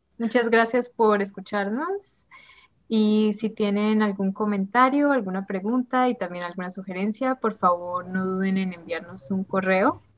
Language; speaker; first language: Spanish; native; Spanish